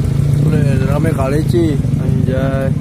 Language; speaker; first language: Indonesian; native; Indonesian